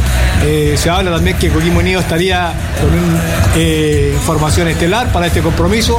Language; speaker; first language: Spanish; native; Spanish